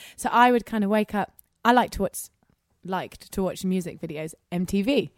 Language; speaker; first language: English; native; English